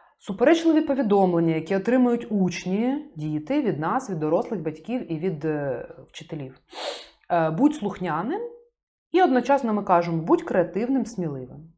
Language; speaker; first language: Ukrainian; native; Ukrainian